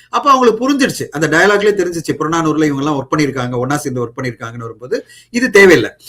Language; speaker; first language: Tamil; non-native, local second language; Telugu